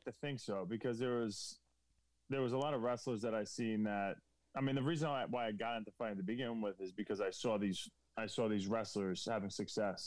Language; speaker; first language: English; native; English